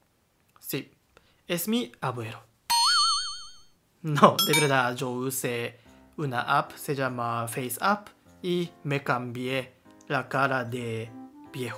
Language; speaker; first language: Spanish; non-native, learner; Japanese